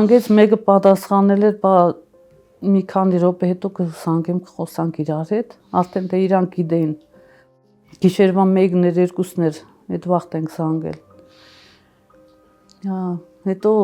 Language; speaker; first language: Armenian; native; Armenian